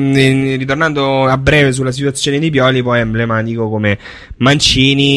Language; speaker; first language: Italian; native; Italian